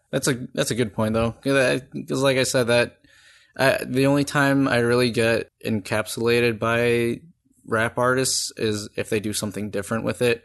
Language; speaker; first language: English; native; English